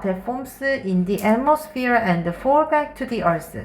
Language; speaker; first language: English; non-native, fluent; Korean